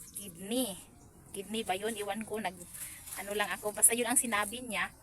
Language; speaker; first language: Filipino; non-native, local second language; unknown